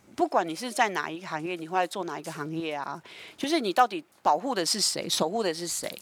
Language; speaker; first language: Chinese; native; Chinese